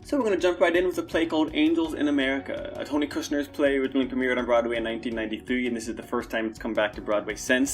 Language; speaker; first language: English; native; English